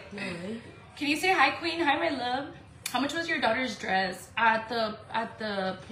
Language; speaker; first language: English; early bilingual, other home language; Spanish